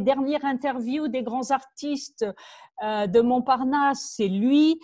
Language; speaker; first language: French; native; French